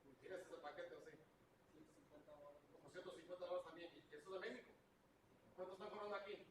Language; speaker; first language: Spanish; native; Spanish